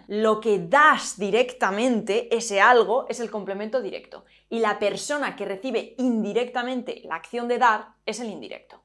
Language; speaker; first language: Spanish; native; Spanish